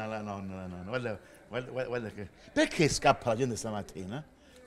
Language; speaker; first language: Italian; native; Italian